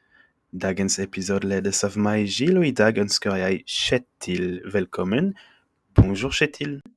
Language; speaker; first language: Norwegian; non-native, fluent; French